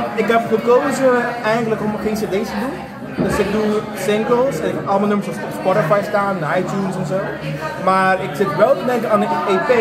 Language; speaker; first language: Dutch; non-native, local second language; Papiamento